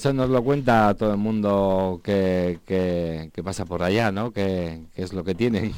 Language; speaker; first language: Spanish; native; Spanish